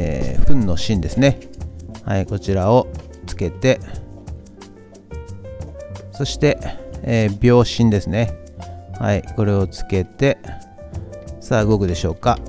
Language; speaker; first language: Japanese; native; Japanese